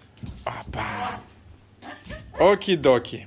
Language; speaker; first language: Russian; non-native, learner; English